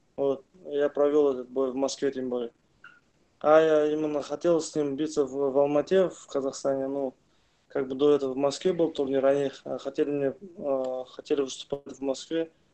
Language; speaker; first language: Russian; non-native, local second language; Kazakh